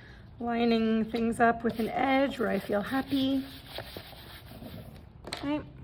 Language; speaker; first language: English; native; English